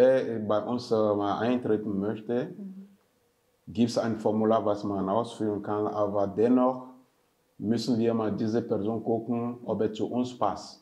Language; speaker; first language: German; non-native, fluent; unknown